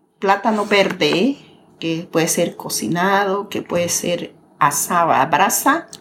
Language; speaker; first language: Spanish; native; Spanish